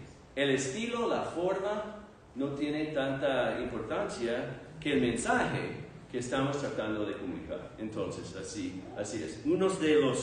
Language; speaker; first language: Spanish; non-native, fluent; English